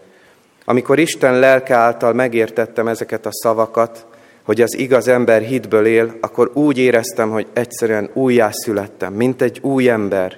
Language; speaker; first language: Hungarian; native; Hungarian